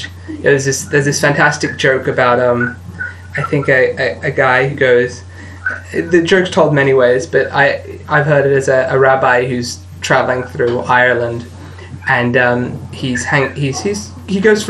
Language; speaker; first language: English; native; English